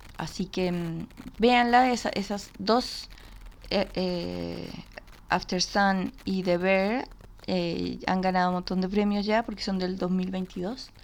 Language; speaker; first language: Spanish; native; Spanish